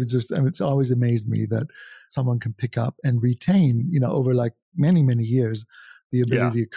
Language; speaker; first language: English; non-native, fluent; German